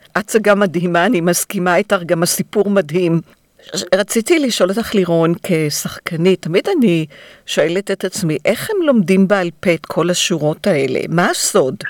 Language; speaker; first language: Hebrew; native; Hebrew